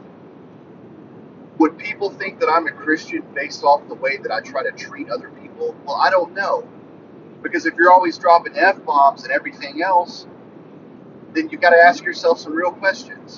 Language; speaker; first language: English; native; English